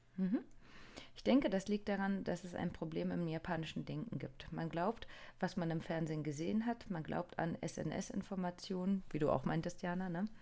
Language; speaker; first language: German; non-native, fluent; Japanese